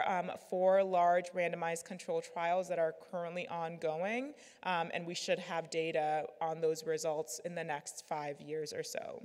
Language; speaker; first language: English; native; English